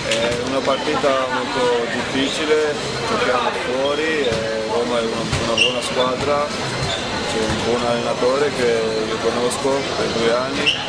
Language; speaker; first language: Italian; non-native, learner; Georgian